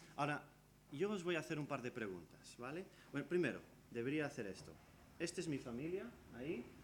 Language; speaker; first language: Spanish; early bilingual, other home language; English